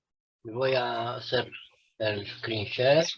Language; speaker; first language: Spanish; non-native, fluent; Romanian